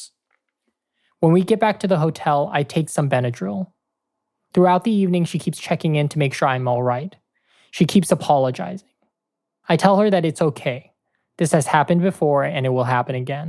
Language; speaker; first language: English; native; English